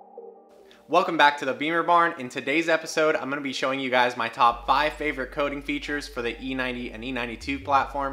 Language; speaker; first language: English; native; English